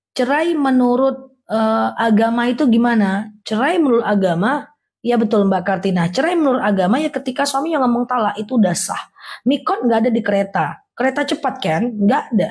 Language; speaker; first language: Indonesian; non-native, local second language; Minangkabau